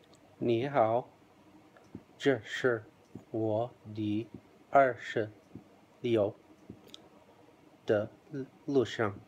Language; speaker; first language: Chinese; non-native, learner; English